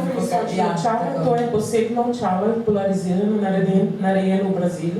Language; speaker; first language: Slovenian; non-native, learner; Portuguese